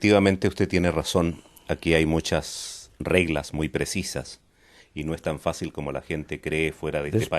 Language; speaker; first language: Spanish; native; Spanish